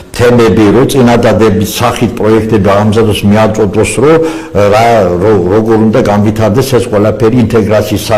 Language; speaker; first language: Georgian; non-native, local second language; Azerbaijani